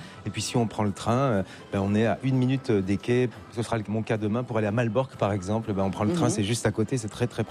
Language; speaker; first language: French; native; French